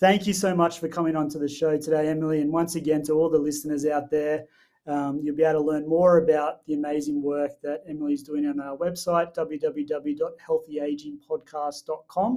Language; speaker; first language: English; native; English